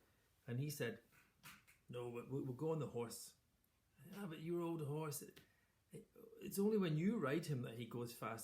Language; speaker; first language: English; native; English